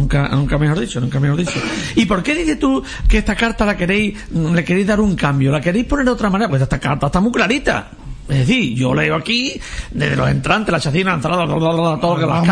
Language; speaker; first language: Spanish; native; Spanish